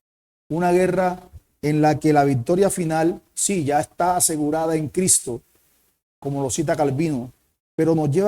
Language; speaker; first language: Spanish; native; Spanish